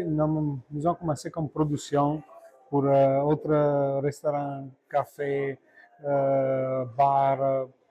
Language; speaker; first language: French; non-native, learner; Italian